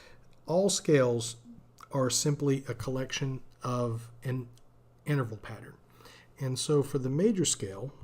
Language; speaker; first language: English; native; English